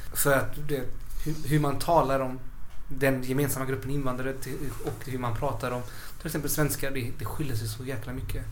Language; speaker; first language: Swedish; early bilingual, other home language; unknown